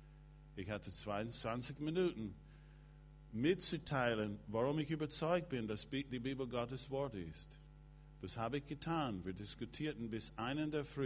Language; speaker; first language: German; non-native, fluent; English